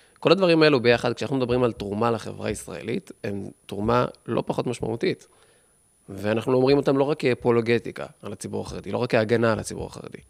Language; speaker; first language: Hebrew; native; Hebrew